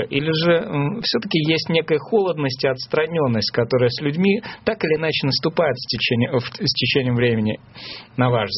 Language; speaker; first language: Russian; native; Russian